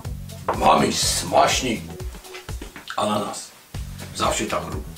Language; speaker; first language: Polish; non-native, learner; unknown